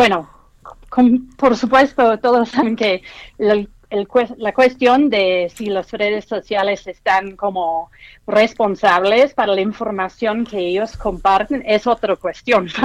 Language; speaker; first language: Spanish; non-native, fluent; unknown